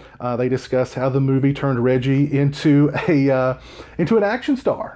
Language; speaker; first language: English; native; English